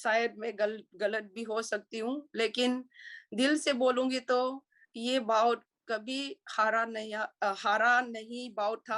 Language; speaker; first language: Hindi; non-native, local second language; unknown